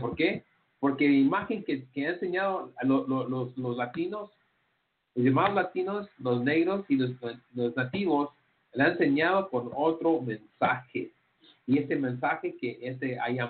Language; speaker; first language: Spanish; early bilingual, heritage; Spanish